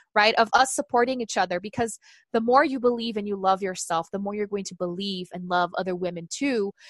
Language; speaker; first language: English; non-native, fluent; Portuguese